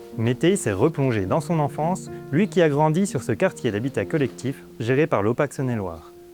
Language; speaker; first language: French; native; French